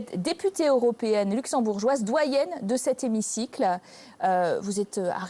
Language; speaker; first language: French; native; French